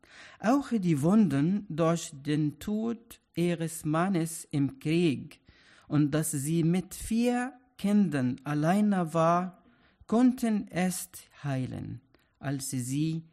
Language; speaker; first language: German; non-native, fluent; Arabic